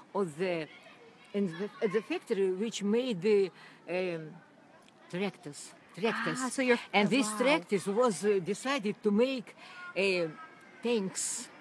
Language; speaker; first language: English; non-native, fluent; Russian